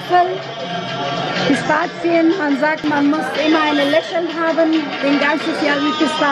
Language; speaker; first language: German; non-native, fluent; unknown